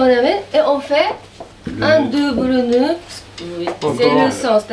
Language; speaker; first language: French; non-native, learner; Japanese